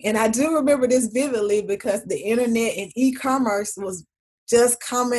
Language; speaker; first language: English; native; English